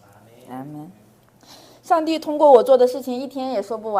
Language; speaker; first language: Chinese; native; Chinese